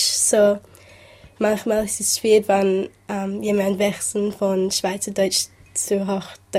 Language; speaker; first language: German; non-native, learner; English